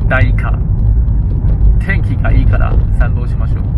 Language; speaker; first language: Japanese; non-native, fluent; Chinese